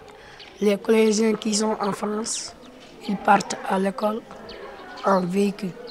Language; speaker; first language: French; non-native, local second language; Fula